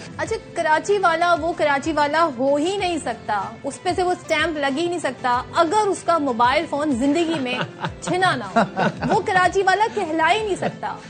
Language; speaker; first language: Urdu; native; Urdu